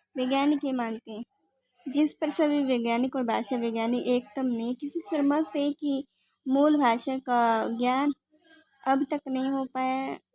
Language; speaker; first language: Hindi; native; Hindi